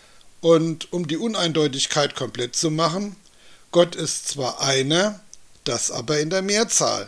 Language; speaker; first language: German; native; German